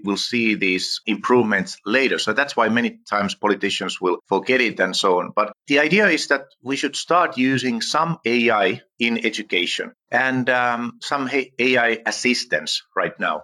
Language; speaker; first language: English; non-native, fluent; Finnish